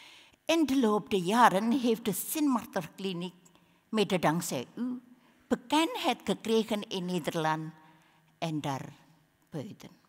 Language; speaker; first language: Dutch; non-native, learner; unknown